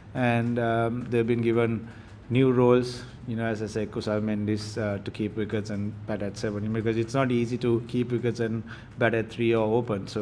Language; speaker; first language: English; non-native, local second language; Sinhala